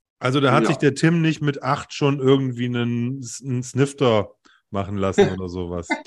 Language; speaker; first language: German; native; German